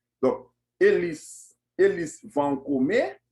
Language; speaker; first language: Portuguese; non-native, fluent; Haitian Creole